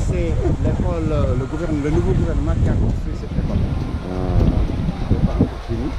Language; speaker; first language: French; non-native, local second language; Wolof